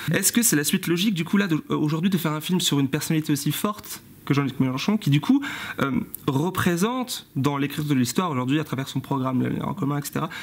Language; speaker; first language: French; early bilingual, other home language; Turkish